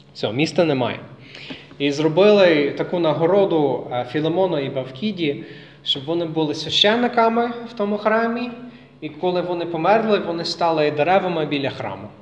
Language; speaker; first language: Ukrainian; non-native, fluent; English